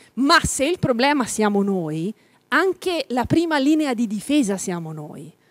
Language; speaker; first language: Italian; native; Italian